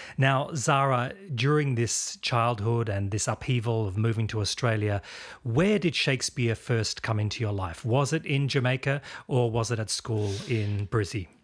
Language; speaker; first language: English; native; English